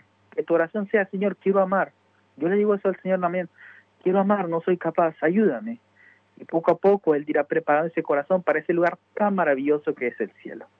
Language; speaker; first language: Spanish; native; Spanish